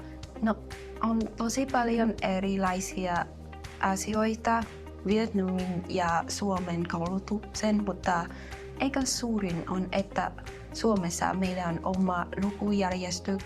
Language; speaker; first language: Finnish; non-native, learner; Vietnamese